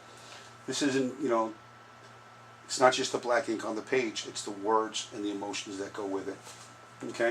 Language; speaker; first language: English; native; English